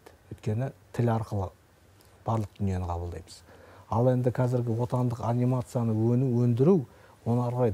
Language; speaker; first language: Kazakh; native; Kazakh